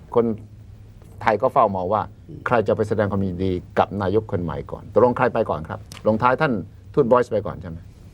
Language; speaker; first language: Thai; native; Thai